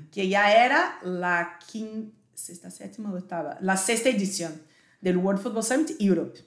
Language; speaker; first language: Spanish; non-native, fluent; Portuguese